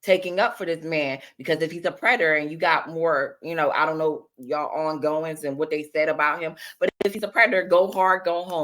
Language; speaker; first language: English; native; English